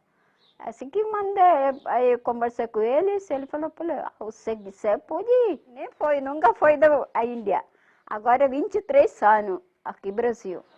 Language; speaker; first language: Portuguese; non-native, learner; Malayalam